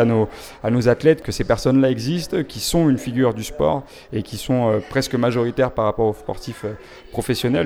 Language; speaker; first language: French; native; French